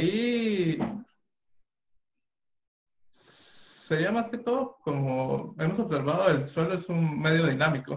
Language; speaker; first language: Spanish; native; Spanish